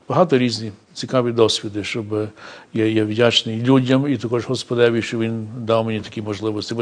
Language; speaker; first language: Ukrainian; early bilingual, heritage; Ukrainian